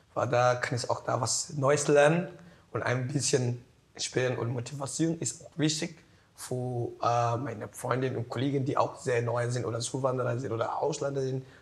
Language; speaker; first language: German; non-native, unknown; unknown